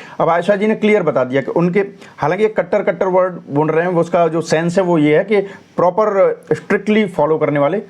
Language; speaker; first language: Hindi; native; Hindi